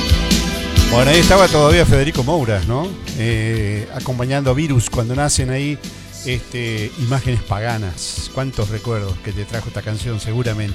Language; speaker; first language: Spanish; native; Spanish